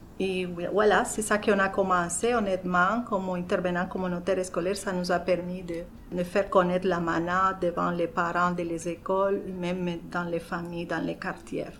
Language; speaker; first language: French; non-native, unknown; Spanish